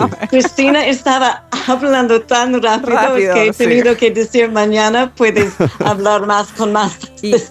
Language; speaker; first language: Spanish; non-native, fluent; English